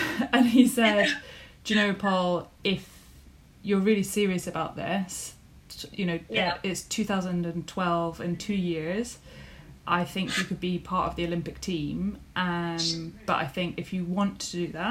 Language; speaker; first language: English; native; English